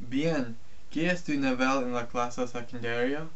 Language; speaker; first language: Spanish; non-native, learner; English